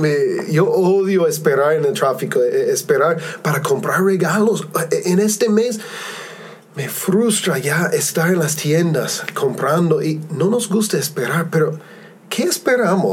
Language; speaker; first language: Spanish; non-native, fluent; English